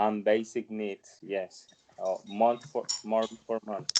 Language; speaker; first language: English; non-native, learner; Spanish